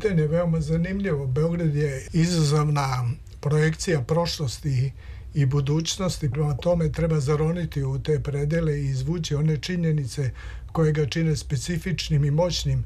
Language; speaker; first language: Serbian; native; Serbian